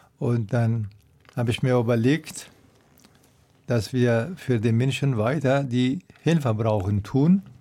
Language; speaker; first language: German; non-native, fluent; Persian